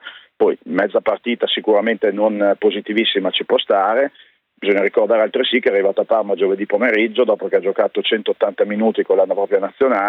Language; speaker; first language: Italian; native; Italian